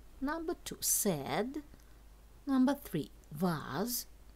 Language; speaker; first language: English; non-native, fluent; Russian